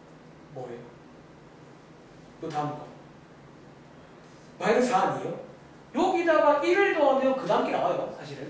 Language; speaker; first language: Korean; native; Korean